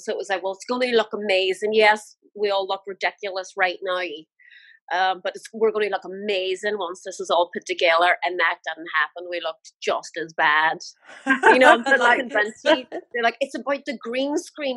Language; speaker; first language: English; native; English